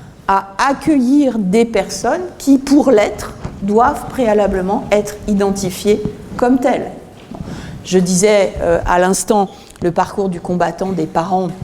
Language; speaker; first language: French; native; French